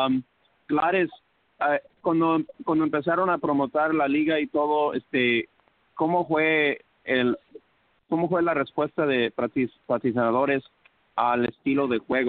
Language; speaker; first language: Spanish; early bilingual, heritage; English